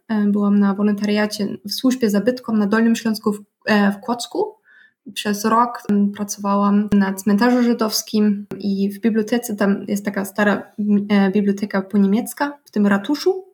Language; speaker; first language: Polish; non-native, learner; German